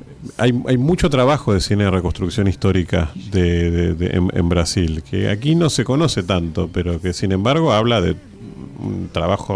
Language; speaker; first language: Spanish; native; Spanish